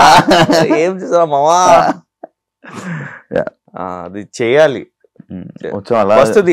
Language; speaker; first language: Telugu; non-native, learner; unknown